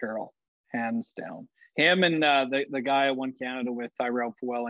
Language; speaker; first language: English; native; English